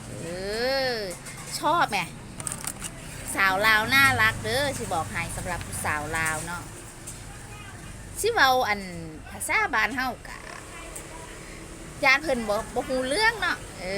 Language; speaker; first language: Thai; non-native, local second language; Lao